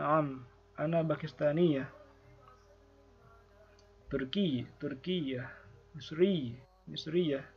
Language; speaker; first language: Arabic; non-native, fluent; Indonesian